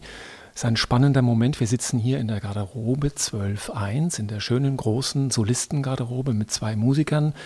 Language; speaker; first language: German; native; German